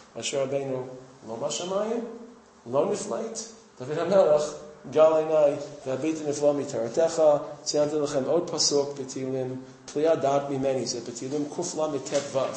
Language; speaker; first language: Hebrew; non-native, fluent; English